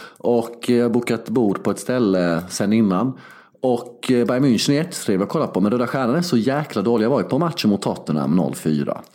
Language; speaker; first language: Swedish; early bilingual, other home language; Serbian